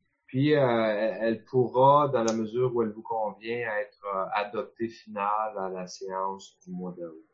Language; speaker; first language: French; native; French